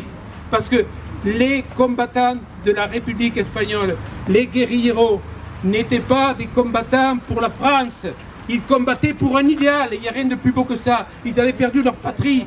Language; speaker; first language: French; native; French